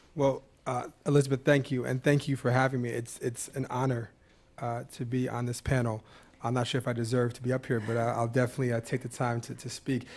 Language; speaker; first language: English; native; English